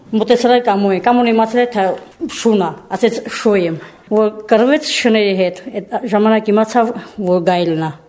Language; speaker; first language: Armenian; native; Armenian